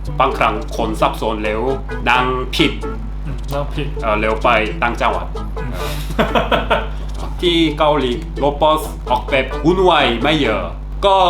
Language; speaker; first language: Thai; non-native, learner; Korean